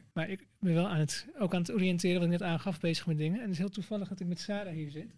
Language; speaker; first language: Dutch; native; Dutch